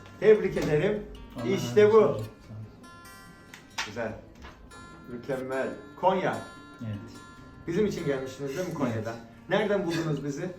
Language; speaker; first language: Turkish; native; Turkish